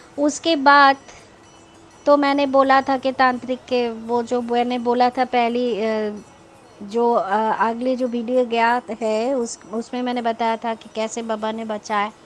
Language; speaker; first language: Hindi; non-native, local second language; Bangla